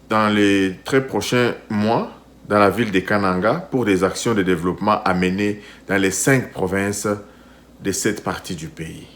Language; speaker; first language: French; non-native, local second language; Lingala